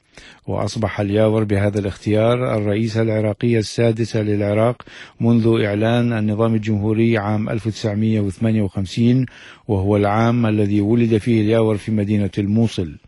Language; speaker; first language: Arabic; native; Arabic